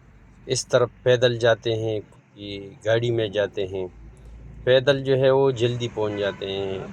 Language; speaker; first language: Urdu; non-native, local second language; Pashto